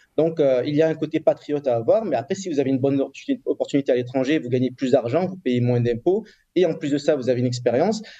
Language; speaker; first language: French; native; French